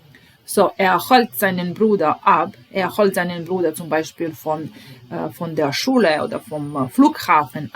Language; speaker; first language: German; non-native, fluent; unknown